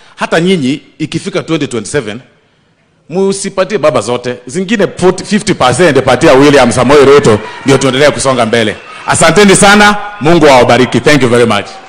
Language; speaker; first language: Swahili; non-native, local second language; Gusii